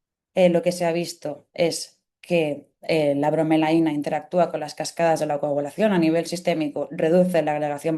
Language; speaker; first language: Spanish; native; Spanish